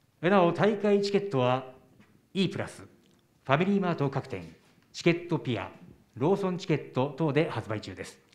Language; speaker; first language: Japanese; native; Japanese